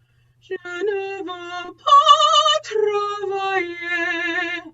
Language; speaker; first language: French; non-native, learner; English